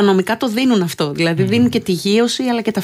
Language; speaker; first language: Greek; native; Greek